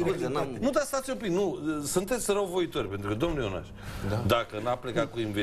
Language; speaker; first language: Romanian; native; Romanian